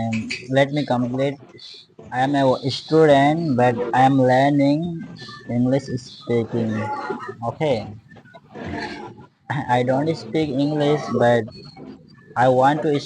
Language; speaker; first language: English; non-native, learner; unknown